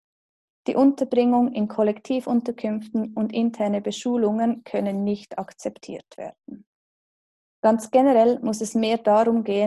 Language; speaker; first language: German; native; German